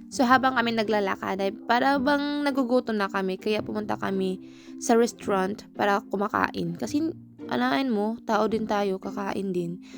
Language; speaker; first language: Filipino; non-native, local second language; Cebuano